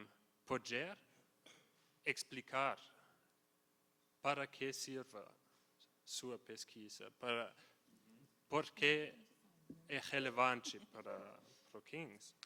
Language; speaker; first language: Portuguese; non-native, fluent; German